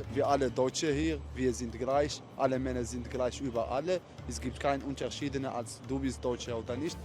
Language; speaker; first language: German; non-native, learner; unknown